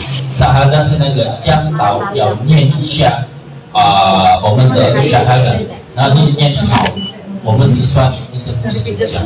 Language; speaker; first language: Chinese; non-native, learner; Indonesian